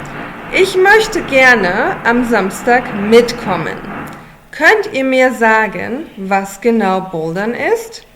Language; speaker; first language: German; non-native, fluent; English